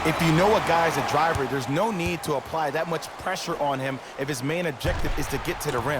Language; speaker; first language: English; native; English